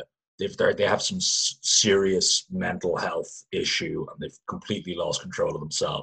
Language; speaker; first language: English; native; English